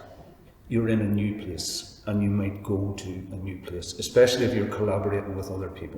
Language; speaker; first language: English; native; English